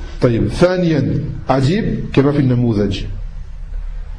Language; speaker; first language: Arabic; non-native, fluent; French